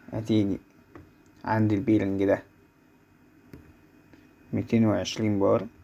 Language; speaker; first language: Arabic; native; Arabic